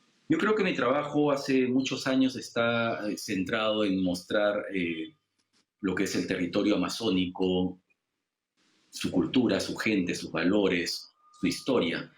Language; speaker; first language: Spanish; native; Spanish